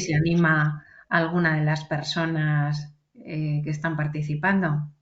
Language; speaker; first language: Spanish; native; Spanish